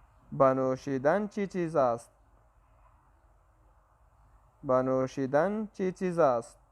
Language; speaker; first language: Persian; non-native, local second language; Pashto